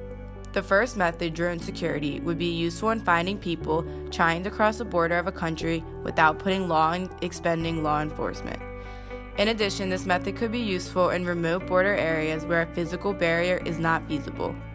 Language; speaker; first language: English; native; English